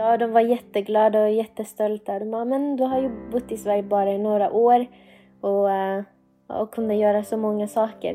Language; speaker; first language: Swedish; non-native, fluent; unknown